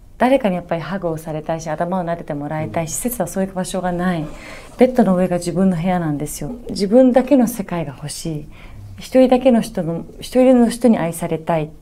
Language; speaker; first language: Japanese; early bilingual, other home language; Persian